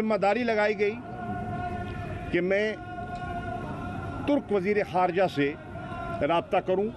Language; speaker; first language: Urdu; non-native, local second language; Saraiki